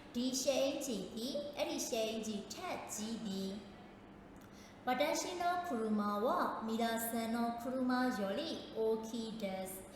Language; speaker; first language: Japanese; non-native, fluent; Burmese